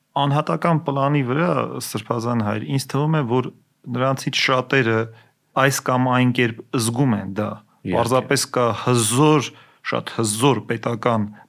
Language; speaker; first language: Armenian; native; Armenian